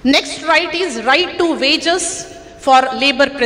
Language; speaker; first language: English; non-native, local second language; Kannada